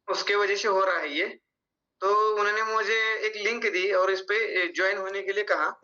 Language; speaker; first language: Hindi; non-native, local second language; Marathi